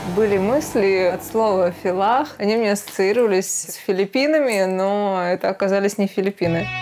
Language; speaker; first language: Russian; native; Russian